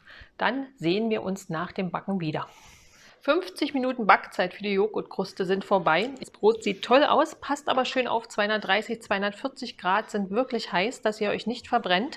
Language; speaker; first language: German; native; German